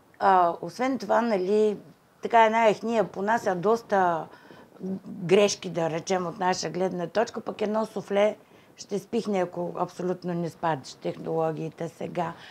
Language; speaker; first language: Bulgarian; native; Bulgarian